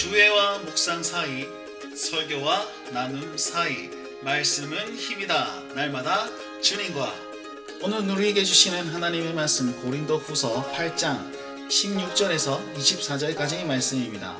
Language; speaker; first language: Korean; native; Korean